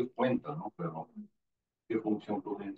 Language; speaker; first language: Spanish; non-native, fluent; Russian